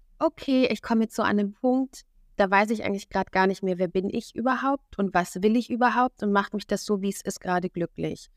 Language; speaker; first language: German; native; German